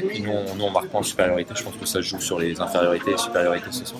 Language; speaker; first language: French; native; French